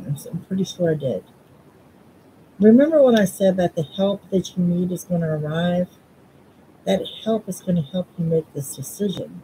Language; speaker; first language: English; native; English